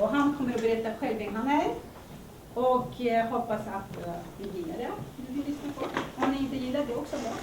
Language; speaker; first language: Swedish; early bilingual, other home language; Spanish